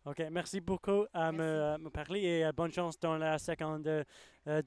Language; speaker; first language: French; non-native, learner; English